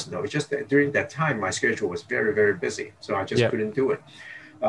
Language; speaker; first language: English; non-native, local second language; Cantonese